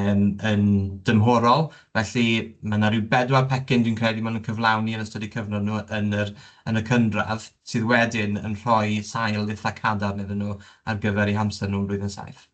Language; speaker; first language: Welsh; native; Welsh